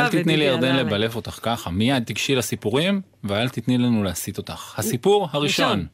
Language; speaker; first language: Hebrew; native; Hebrew